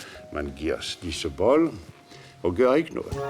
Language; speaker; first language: Danish; non-native, fluent; French